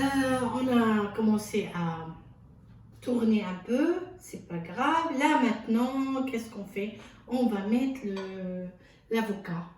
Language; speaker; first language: French; non-native, fluent; Arabic